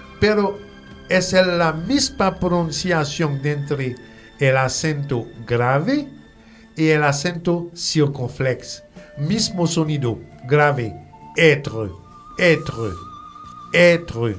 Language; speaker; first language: Spanish; non-native, fluent; French